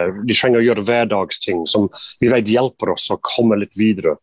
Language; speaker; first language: Norwegian; non-native, fluent; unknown